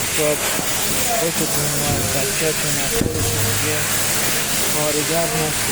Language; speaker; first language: Persian; native; Persian